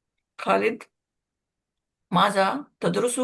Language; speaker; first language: Arabic; non-native, learner; Urdu